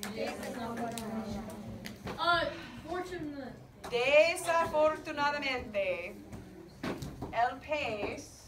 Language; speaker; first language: Spanish; non-native, fluent; English